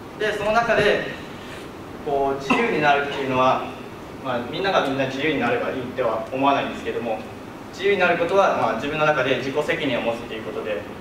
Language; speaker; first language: Japanese; native; Japanese